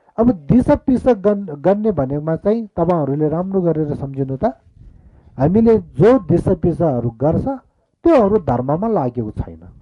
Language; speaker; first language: Nepali; non-native, local second language; Eastern Tamang